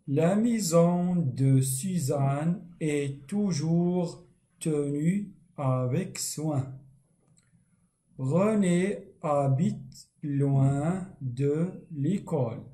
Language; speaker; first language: French; non-native, fluent; Arabic